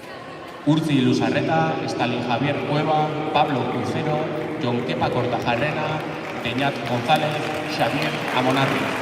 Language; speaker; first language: Basque; native; Basque